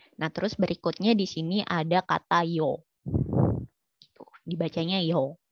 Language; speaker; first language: Indonesian; native; Indonesian